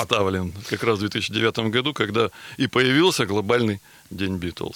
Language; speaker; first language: Russian; native; Russian